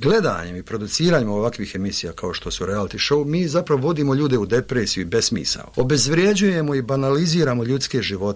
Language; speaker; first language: Croatian; native; Croatian